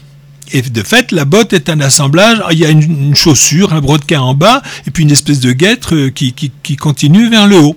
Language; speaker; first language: French; native; French